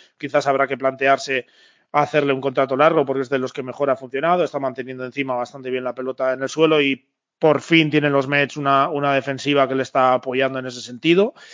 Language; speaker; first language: Spanish; native; Spanish